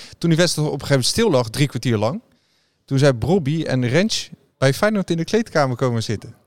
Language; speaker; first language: Dutch; native; Dutch